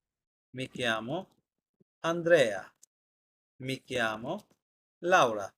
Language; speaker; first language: Italian; non-native, fluent; Bangla